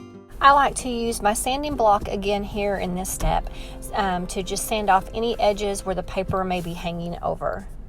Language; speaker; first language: English; native; English